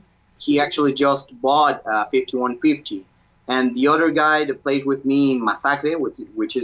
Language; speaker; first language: English; non-native, fluent; Spanish